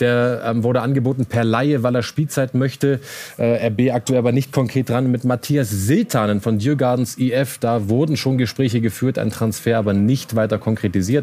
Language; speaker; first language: German; native; German